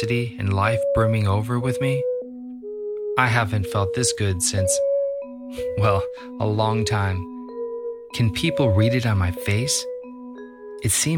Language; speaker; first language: English; native; English